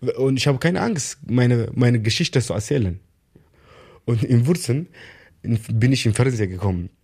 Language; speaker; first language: German; non-native, learner; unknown